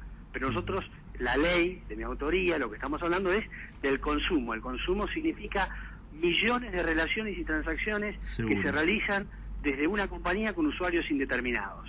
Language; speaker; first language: Spanish; native; Spanish